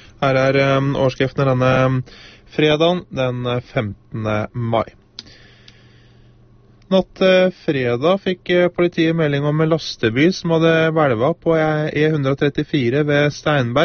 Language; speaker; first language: Norwegian; native; Norwegian